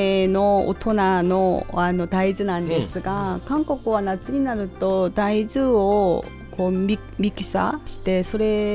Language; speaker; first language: Japanese; non-native, fluent; Korean